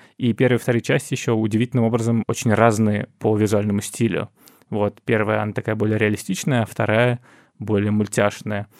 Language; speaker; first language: Russian; native; Russian